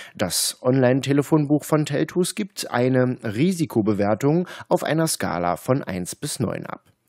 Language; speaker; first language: German; native; German